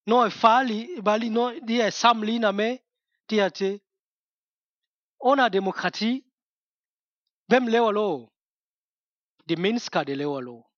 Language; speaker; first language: Danish; non-native, fluent; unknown